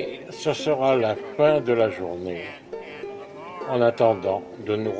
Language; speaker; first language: French; native; French